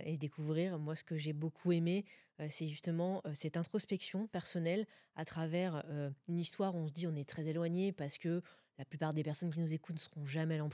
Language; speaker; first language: French; native; French